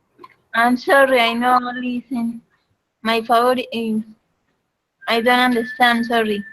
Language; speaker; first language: English; non-native, learner; Spanish